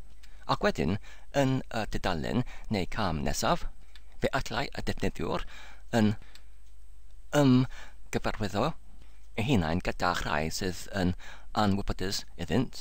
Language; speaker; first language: Welsh; non-native, learner; English